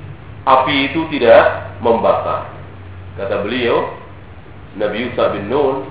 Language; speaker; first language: Indonesian; native; Indonesian